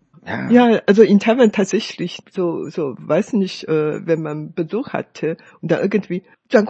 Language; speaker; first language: German; non-native, fluent; Chinese